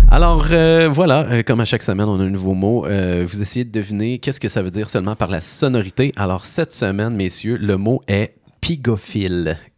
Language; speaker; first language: French; native; French